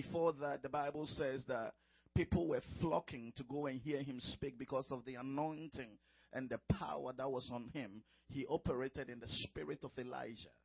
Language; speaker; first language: English; non-native, local second language; Akan